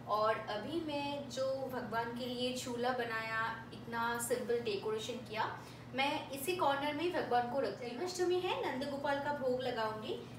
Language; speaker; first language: Hindi; non-native, local second language; Bangla